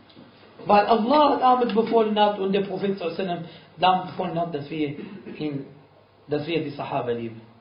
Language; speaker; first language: German; non-native, fluent; Arabic